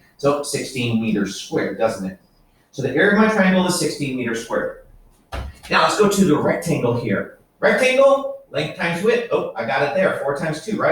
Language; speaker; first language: English; native; English